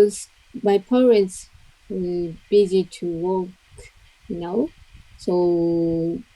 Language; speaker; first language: English; non-native, learner; Japanese